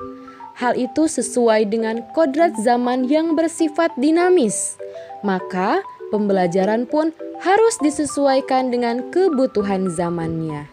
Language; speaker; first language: Indonesian; native; Indonesian